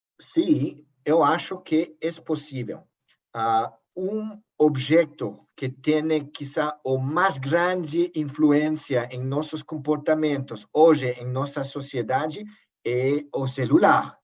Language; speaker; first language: Portuguese; non-native, learner; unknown